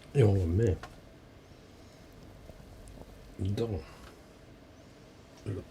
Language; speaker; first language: Dutch; native; Dutch